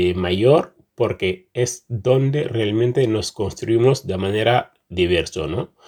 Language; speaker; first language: Spanish; non-native, fluent; Wolof